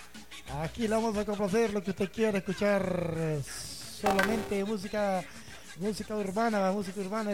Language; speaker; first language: Spanish; native; Spanish